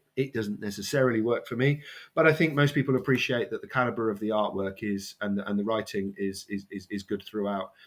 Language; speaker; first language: English; native; English